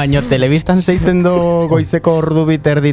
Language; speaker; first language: Basque; native; Basque